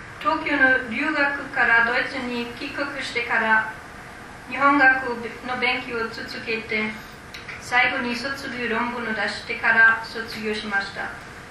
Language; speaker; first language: Japanese; non-native, fluent; German